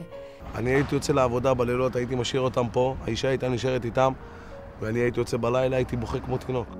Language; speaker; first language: Hebrew; native; Hebrew